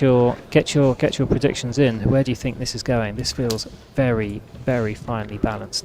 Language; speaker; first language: English; native; English